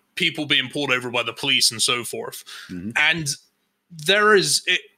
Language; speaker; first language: English; native; English